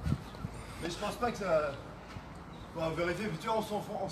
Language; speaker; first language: French; native; French